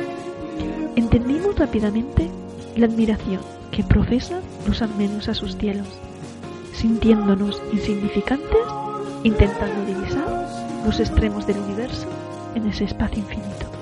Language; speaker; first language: Spanish; native; Spanish